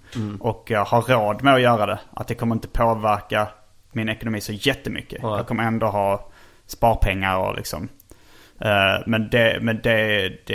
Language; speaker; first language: Swedish; native; Swedish